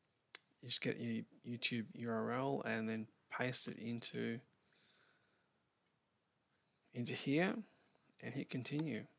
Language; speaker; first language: English; native; English